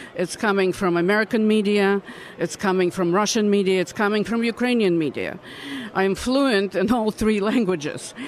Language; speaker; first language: English; non-native, fluent; Russian